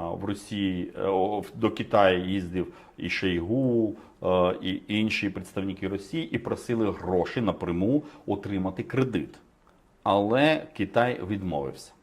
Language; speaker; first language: Ukrainian; non-native, fluent; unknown